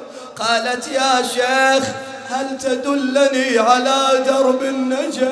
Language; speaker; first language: Arabic; native; Arabic